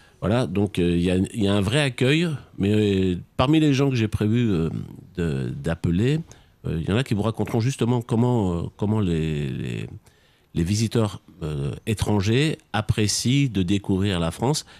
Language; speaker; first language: French; native; French